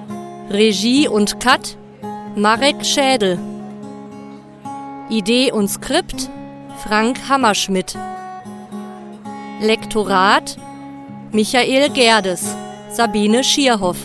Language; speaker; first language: German; native; German